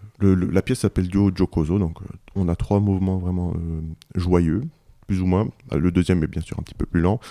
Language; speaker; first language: French; non-native, local second language; Luxembourgish